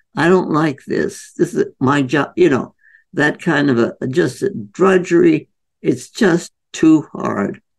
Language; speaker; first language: English; native; English